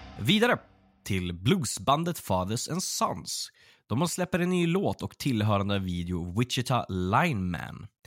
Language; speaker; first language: Swedish; native; Swedish